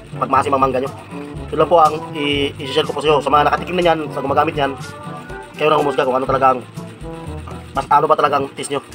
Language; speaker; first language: Filipino; non-native, local second language; Cebuano